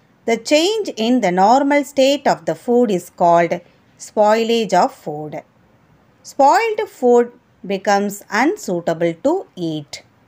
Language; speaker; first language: English; non-native, local second language; Tamil